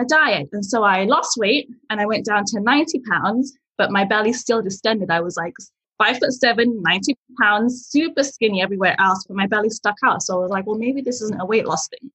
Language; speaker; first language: English; early bilingual, other home language; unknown